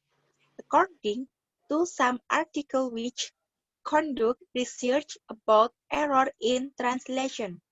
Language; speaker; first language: English; non-native, learner; Indonesian